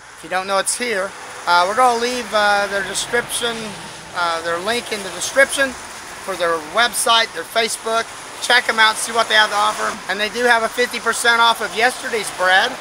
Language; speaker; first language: English; native; English